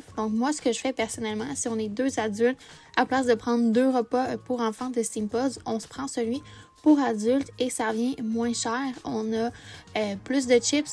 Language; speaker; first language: French; native; French